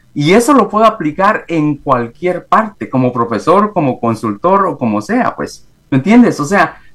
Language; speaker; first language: Spanish; native; Spanish